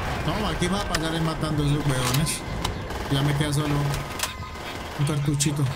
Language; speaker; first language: Spanish; native; Spanish